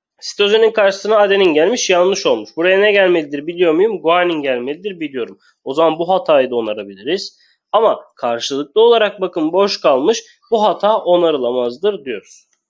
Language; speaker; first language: Turkish; native; Turkish